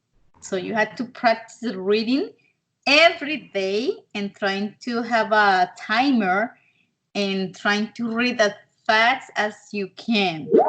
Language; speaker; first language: English; non-native, learner; Spanish